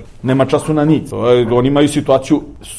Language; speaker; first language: Polish; non-native, fluent; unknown